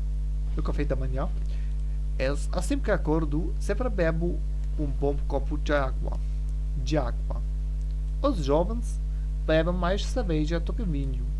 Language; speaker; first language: Portuguese; non-native, learner; German